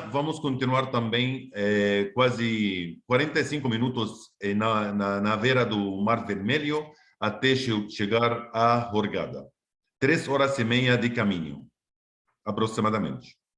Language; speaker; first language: Portuguese; non-native, fluent; Arabic